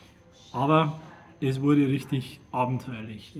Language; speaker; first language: German; native; German